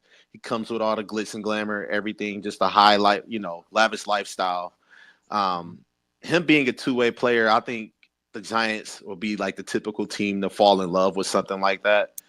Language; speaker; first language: English; native; English